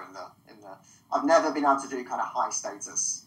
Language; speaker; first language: English; native; English